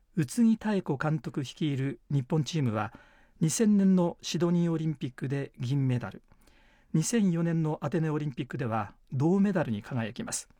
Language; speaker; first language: Japanese; native; Japanese